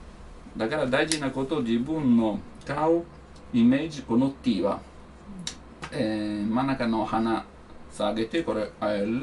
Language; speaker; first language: Japanese; non-native, learner; Italian